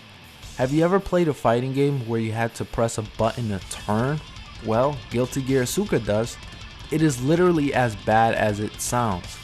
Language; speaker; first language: English; native; English